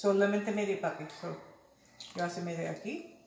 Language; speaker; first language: Spanish; non-native, learner; English